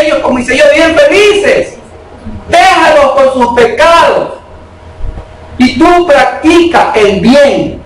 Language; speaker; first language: Spanish; native; Spanish